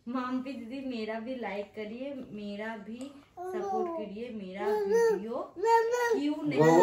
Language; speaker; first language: Hindi; native; Hindi